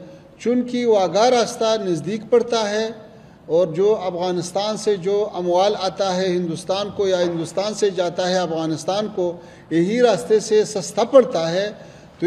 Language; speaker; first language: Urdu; non-native, fluent; Pashto